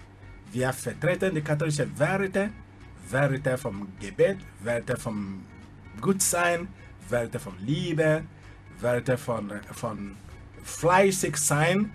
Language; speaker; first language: German; non-native, fluent; Igbo